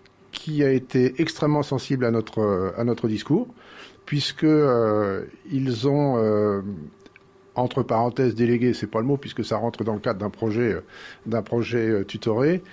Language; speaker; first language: French; native; French